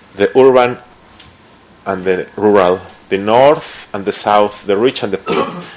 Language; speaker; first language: English; non-native, fluent; Spanish